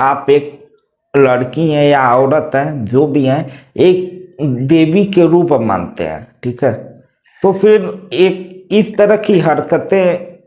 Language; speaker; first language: Hindi; native; Hindi